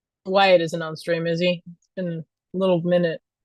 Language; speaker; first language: English; native; English